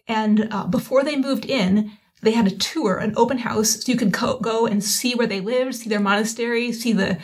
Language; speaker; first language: English; native; English